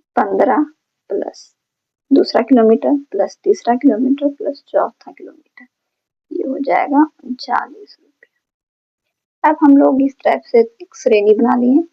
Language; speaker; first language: Hindi; native; Hindi